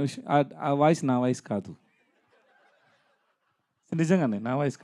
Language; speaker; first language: Telugu; non-native, learner; Tamil